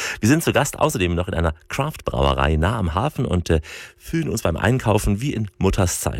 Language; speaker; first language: German; native; German